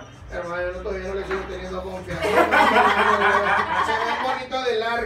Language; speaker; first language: Spanish; native; Spanish